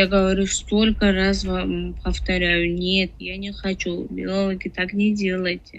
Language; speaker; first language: Russian; non-native, learner; Tajik